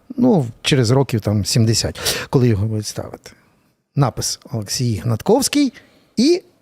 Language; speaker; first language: Ukrainian; native; Ukrainian